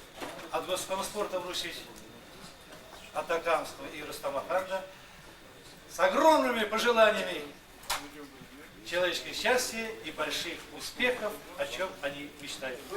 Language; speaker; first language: Russian; non-native, local second language; Tatar